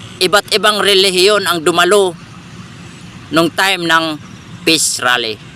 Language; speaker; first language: Filipino; native; Filipino